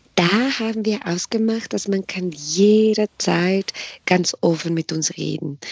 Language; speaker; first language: German; non-native, fluent; Spanish